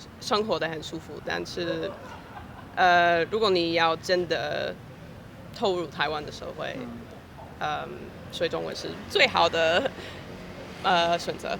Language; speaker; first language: Chinese; non-native, fluent; English